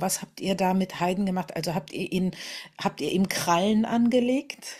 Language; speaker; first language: German; native; German